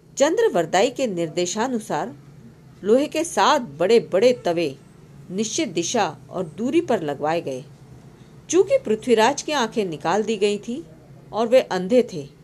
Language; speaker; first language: Hindi; non-native, local second language; Marathi